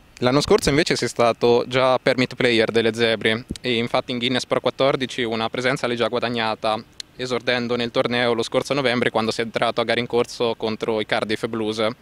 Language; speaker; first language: Italian; native; Italian